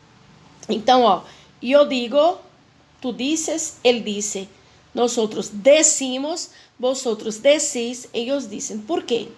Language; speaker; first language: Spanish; non-native, fluent; Portuguese